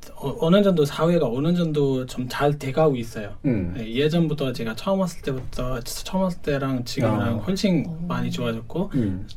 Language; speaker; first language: Korean; non-native, fluent; Arabic